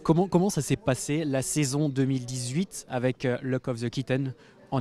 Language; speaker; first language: French; native; French